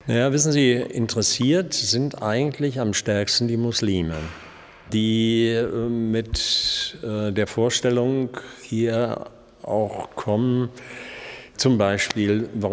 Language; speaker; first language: German; native; German